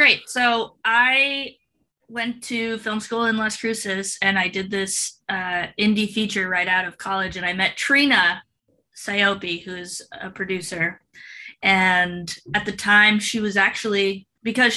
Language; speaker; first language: English; non-native, fluent; Spanish